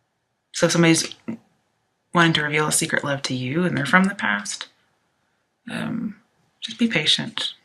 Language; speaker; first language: English; native; English